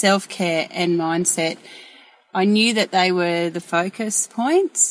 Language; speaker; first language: English; native; English